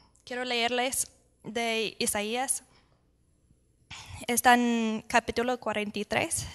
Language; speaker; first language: Spanish; non-native, fluent; English